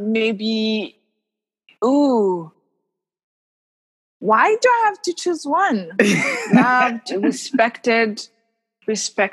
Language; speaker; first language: English; non-native, local second language; Kinyarwanda